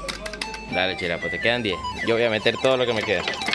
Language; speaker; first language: Spanish; native; Spanish